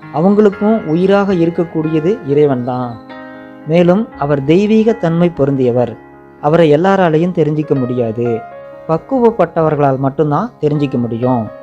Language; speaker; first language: Tamil; native; Tamil